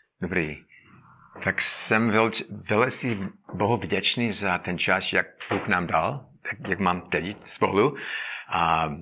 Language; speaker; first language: Czech; non-native, fluent; English